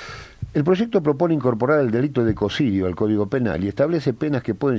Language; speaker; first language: Spanish; native; Spanish